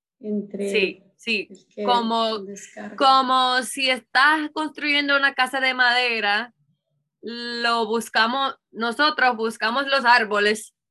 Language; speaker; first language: Spanish; non-native, learner; English